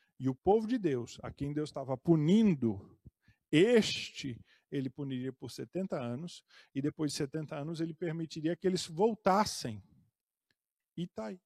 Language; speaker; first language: Portuguese; native; Portuguese